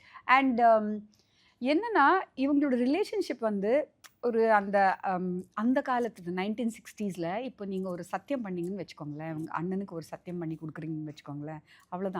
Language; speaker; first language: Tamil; native; Tamil